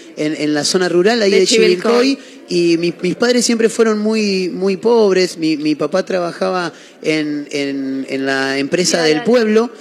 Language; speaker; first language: Spanish; native; Spanish